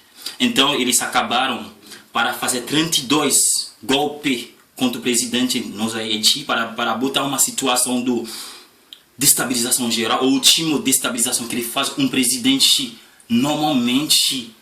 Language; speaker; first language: Portuguese; non-native, learner; Haitian Creole